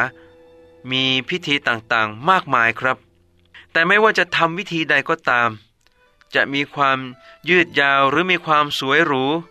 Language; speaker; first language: Thai; native; Thai